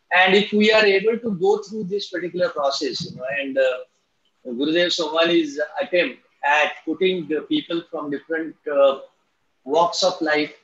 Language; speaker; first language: English; non-native, local second language; Marathi